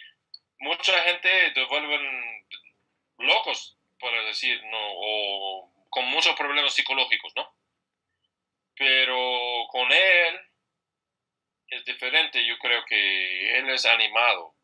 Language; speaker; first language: Spanish; non-native, fluent; English